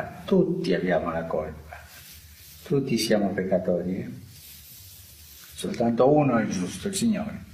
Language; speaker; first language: Italian; non-native, fluent; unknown